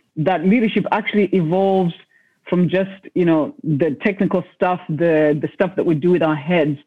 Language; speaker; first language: English; non-native, local second language; Shona